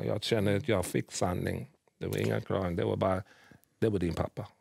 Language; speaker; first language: Swedish; early bilingual, other home language; English